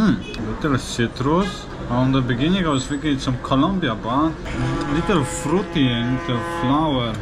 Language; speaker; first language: English; non-native, learner; Polish